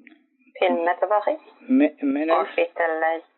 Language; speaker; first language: Arabic; non-native, learner; Tigrinya